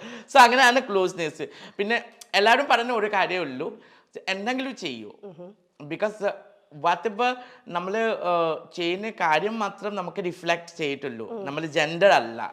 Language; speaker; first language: Malayalam; non-native, local second language; Assamese